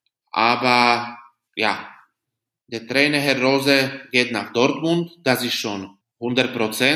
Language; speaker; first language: German; non-native, fluent; Slovak